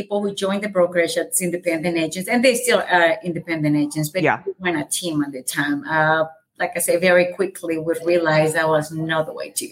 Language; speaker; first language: English; non-native, fluent; Spanish